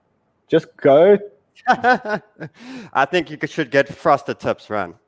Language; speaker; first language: English; native; English